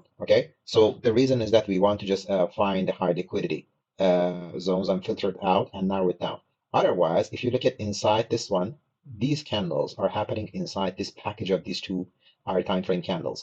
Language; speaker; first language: English; non-native, fluent; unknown